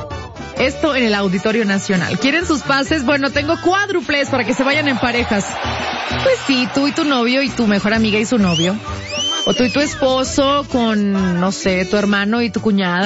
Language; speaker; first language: Spanish; native; Spanish